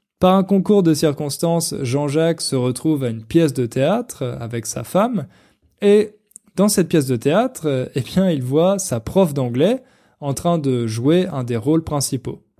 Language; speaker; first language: French; native; French